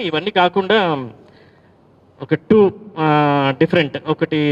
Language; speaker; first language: Telugu; native; Telugu